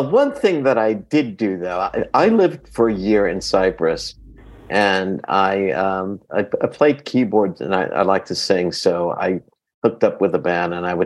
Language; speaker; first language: English; early bilingual, other home language; Greek